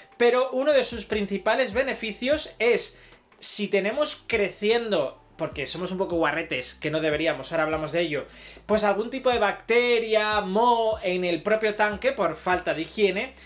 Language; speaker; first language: Spanish; native; Spanish